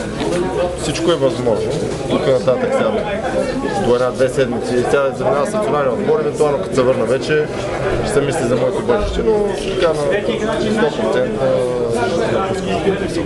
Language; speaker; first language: Bulgarian; native; Bulgarian